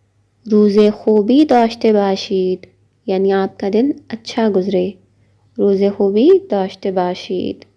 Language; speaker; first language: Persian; non-native, fluent; Urdu